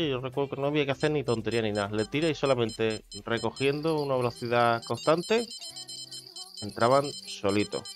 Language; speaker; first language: Spanish; native; Spanish